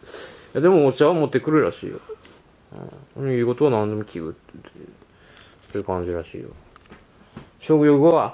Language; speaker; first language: Japanese; native; Japanese